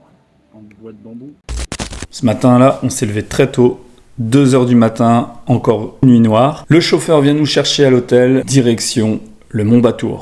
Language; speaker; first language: French; native; French